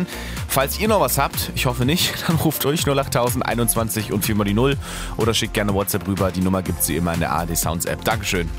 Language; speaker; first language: German; native; German